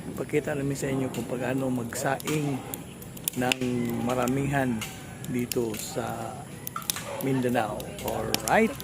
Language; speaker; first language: Filipino; non-native, local second language; Cebuano